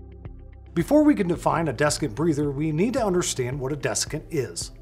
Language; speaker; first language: English; native; English